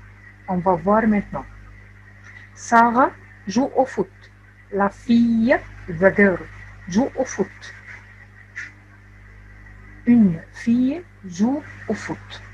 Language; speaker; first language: French; non-native, fluent; Arabic